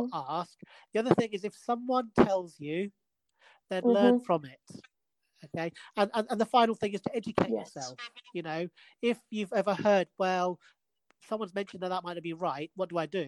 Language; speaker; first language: English; native; English